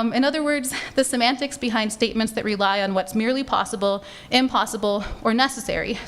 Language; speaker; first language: English; native; English